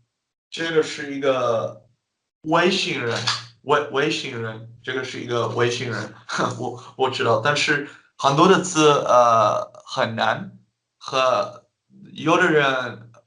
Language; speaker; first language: Chinese; non-native, learner; Dutch